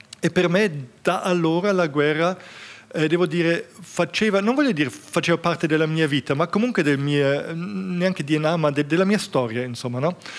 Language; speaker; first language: Italian; non-native, fluent; German